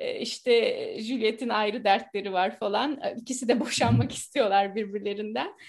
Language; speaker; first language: Turkish; native; Turkish